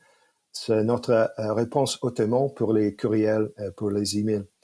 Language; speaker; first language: French; non-native, fluent; English